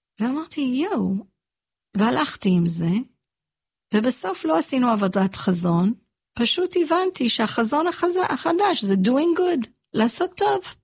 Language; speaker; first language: Hebrew; early bilingual, other home language; English